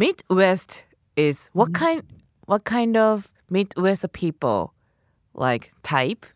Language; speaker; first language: English; non-native, learner; Japanese